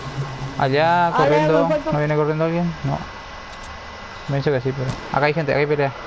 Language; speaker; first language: Spanish; native; Spanish